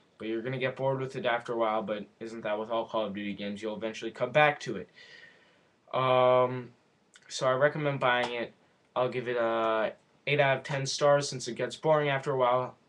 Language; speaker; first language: English; native; English